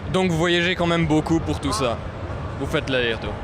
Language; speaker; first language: French; native; French